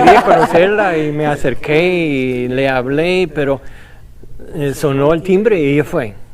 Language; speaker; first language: Spanish; non-native, fluent; English